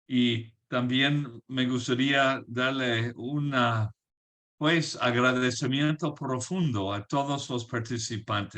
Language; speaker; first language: Spanish; non-native, fluent; English